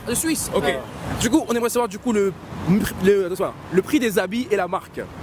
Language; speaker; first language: French; native; French